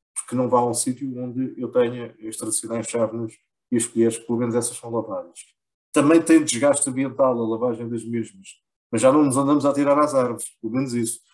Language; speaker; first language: Portuguese; native; Portuguese